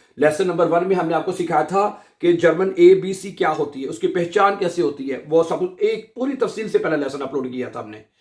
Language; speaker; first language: Urdu; native; Urdu